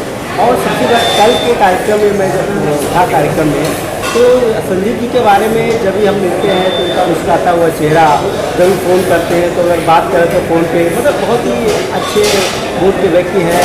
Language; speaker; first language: Hindi; native; Hindi